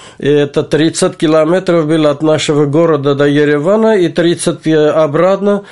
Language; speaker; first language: Russian; non-native, local second language; Armenian